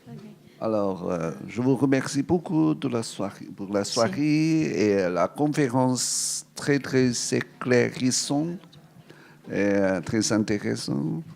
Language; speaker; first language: French; non-native, fluent; Cantonese